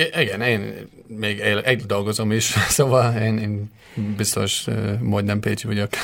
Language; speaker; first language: Hungarian; non-native, learner; English